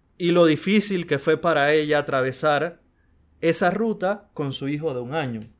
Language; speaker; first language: Spanish; native; Spanish